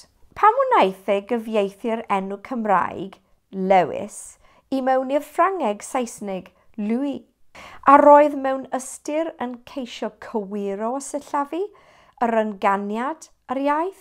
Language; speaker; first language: Welsh; non-native, fluent; English